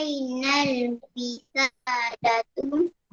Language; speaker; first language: Arabic; non-native, learner; Malay